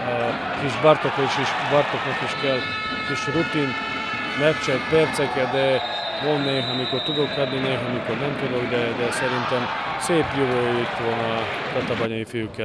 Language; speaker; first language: Hungarian; non-native, learner; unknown